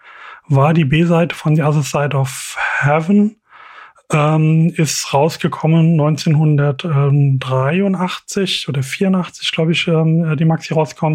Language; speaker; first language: German; native; German